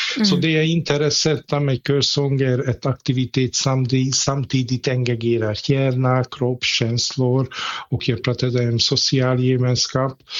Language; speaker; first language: Swedish; non-native, fluent; Hungarian